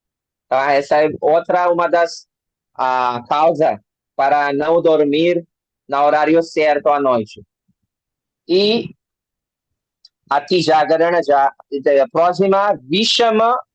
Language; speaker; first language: Portuguese; non-native, learner; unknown